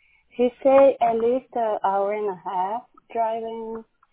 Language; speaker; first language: English; non-native, fluent; Portuguese